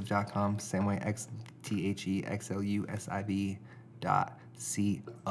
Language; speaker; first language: English; native; English